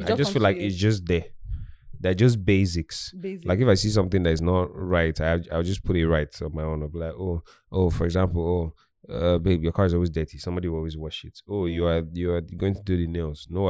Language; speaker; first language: English; non-native, local second language; Igbo